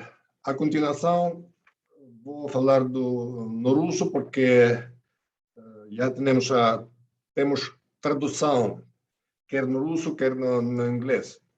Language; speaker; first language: Portuguese; non-native, fluent; Russian